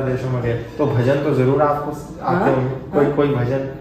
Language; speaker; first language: Hindi; native; Hindi